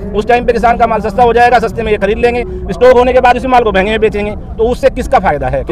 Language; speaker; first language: Hindi; native; Hindi